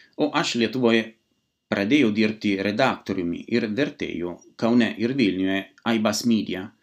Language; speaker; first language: Lithuanian; non-native, fluent; Italian